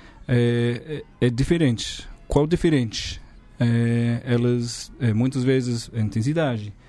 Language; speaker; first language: Portuguese; non-native, learner; English